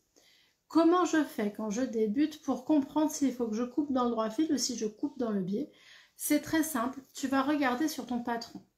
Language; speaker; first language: French; native; French